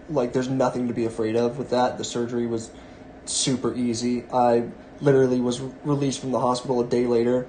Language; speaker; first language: English; native; English